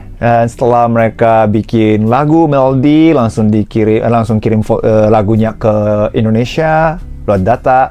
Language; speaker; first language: Indonesian; non-native, fluent; Japanese